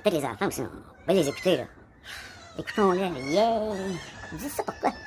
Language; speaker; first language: French; native; French